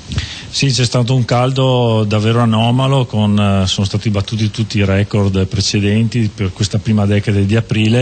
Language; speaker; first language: Italian; native; Italian